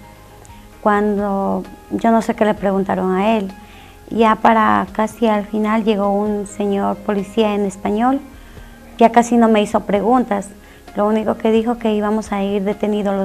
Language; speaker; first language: Spanish; native; Spanish